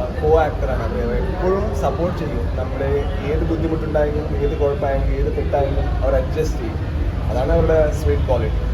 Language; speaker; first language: Malayalam; non-native, learner; Kannada